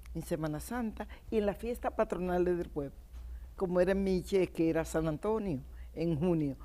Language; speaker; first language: Spanish; native; Spanish